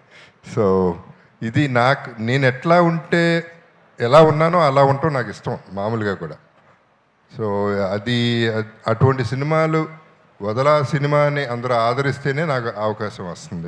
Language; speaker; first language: Telugu; native; Telugu